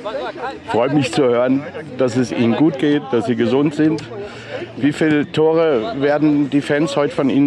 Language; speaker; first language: German; native; German